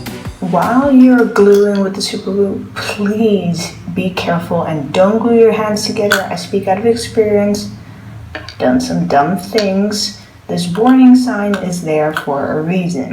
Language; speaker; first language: English; non-native, fluent; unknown